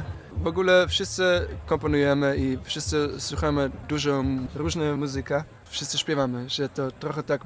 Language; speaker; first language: Polish; non-native, fluent; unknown